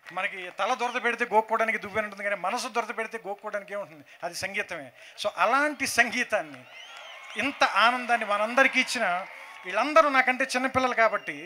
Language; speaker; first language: Telugu; native; Telugu